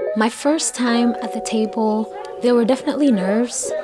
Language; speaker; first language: English; non-native, local second language; Hausa